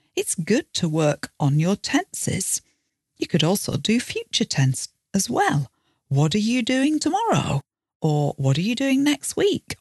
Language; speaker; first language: English; native; English